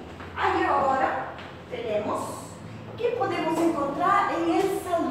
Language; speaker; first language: Portuguese; non-native, fluent; Spanish